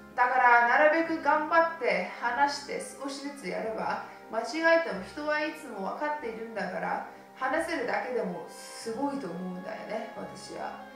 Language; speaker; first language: Japanese; early bilingual, heritage; Japanese